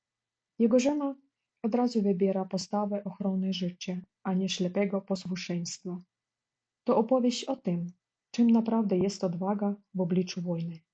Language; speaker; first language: Polish; non-native, fluent; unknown